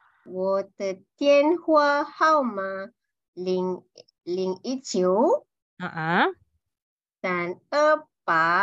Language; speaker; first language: Chinese; non-native, learner; Malay